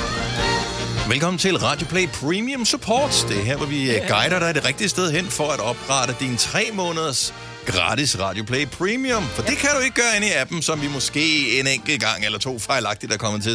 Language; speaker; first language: Danish; native; Danish